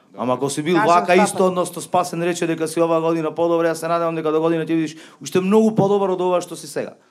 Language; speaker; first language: Macedonian; native; Macedonian